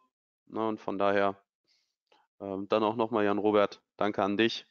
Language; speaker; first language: German; native; German